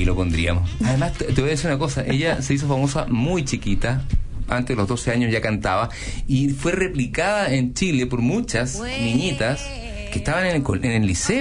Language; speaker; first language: Spanish; native; Spanish